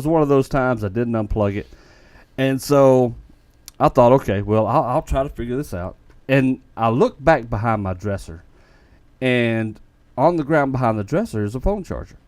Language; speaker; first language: English; native; English